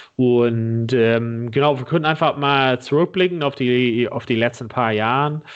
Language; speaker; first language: German; non-native, fluent; English